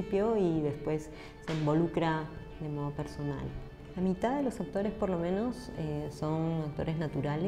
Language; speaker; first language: Spanish; native; Spanish